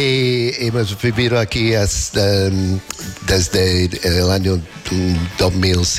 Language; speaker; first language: Spanish; non-native, learner; English